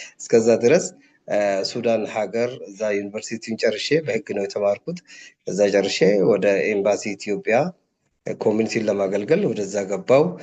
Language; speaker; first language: Amharic; non-native, local second language; Oromo